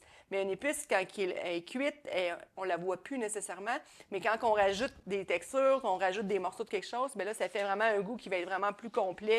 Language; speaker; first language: French; native; French